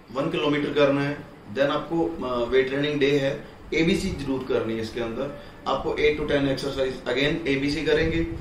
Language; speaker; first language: Hindi; non-native, local second language; Punjabi